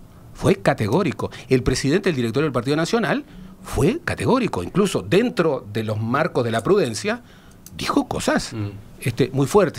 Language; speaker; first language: Spanish; native; Spanish